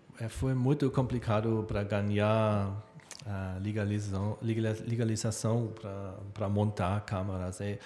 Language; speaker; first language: Portuguese; non-native, learner; German